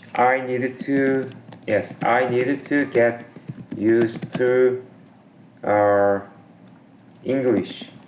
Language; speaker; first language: English; non-native, learner; Korean